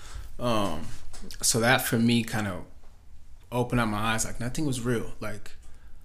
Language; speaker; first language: English; native; English